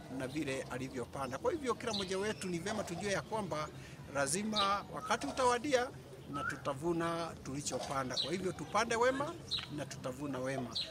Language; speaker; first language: Swahili; non-native, local second language; Kikuyu